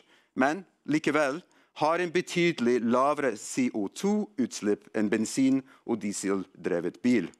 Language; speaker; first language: Norwegian; non-native, fluent; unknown